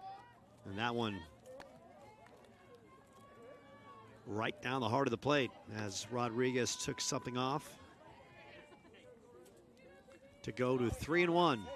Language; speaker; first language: English; native; English